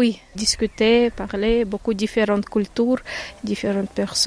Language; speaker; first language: French; non-native, learner; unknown